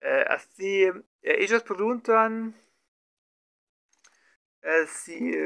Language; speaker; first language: Spanish; non-native, learner; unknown